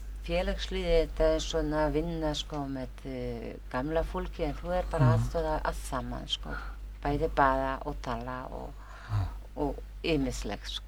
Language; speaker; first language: Icelandic; non-native, local second language; Polish